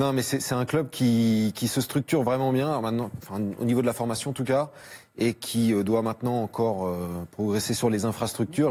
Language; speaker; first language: French; native; French